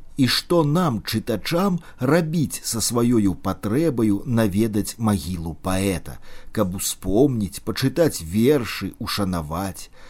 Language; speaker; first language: Belarusian; native; Belarusian